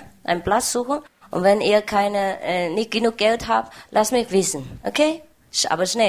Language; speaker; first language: German; non-native, fluent; Vietnamese